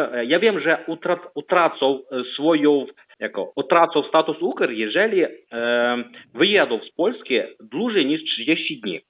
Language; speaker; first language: Polish; non-native, learner; Ukrainian